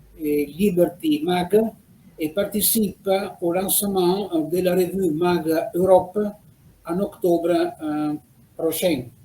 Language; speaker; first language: French; non-native, fluent; Italian